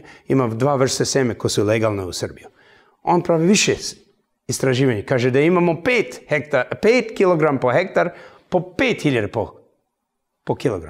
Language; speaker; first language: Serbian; early bilingual, heritage; English